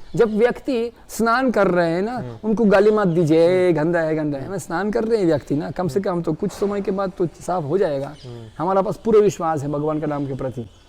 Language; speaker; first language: Hindi; non-native, fluent; Russian